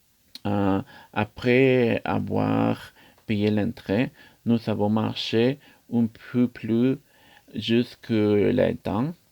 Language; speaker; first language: French; non-native, learner; Spanish